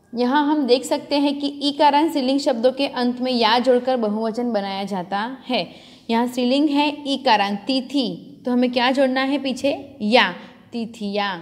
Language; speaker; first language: Hindi; non-native, local second language; Gujarati